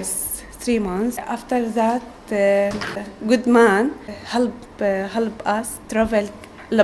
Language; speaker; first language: English; non-native, learner; Arabic